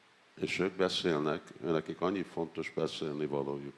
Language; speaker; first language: Hungarian; non-native, learner; English